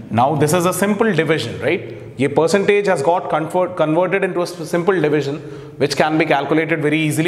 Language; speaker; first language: English; non-native, local second language; Hindi